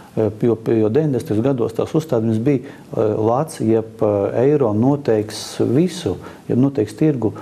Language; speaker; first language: Latvian; native; Latvian